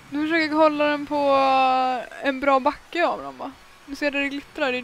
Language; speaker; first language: Swedish; native; Swedish